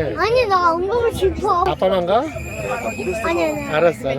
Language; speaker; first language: Korean; early bilingual, heritage; Korean